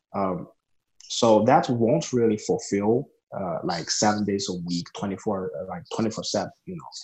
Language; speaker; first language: English; non-native, fluent; Chinese